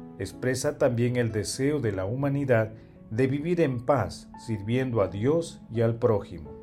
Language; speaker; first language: Spanish; native; Spanish